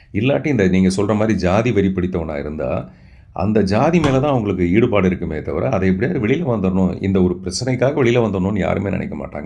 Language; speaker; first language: Tamil; non-native, local second language; Telugu